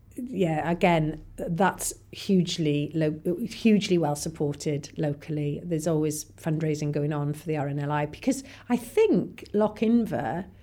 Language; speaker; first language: English; native; English